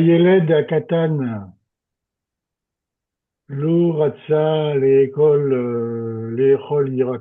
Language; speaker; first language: Hebrew; non-native, learner; French